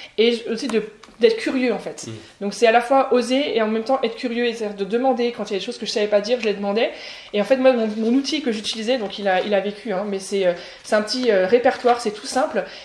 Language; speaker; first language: French; native; French